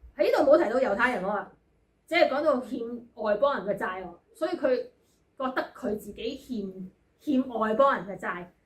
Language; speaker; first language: Cantonese; native; Cantonese